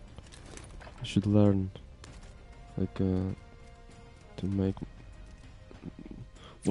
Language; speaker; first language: English; non-native, learner; Ukrainian